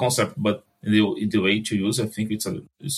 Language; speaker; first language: English; non-native, fluent; Portuguese